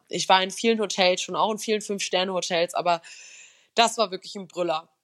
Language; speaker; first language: German; native; German